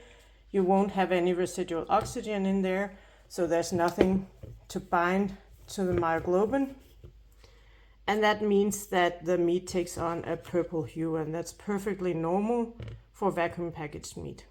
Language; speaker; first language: English; non-native, fluent; Danish